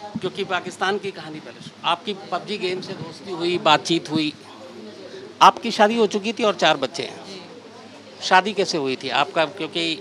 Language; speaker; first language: Hindi; native; Hindi